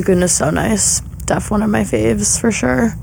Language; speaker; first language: English; native; English